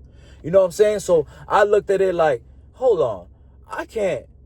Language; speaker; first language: English; native; English